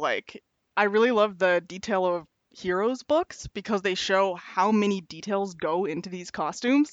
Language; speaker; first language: English; native; English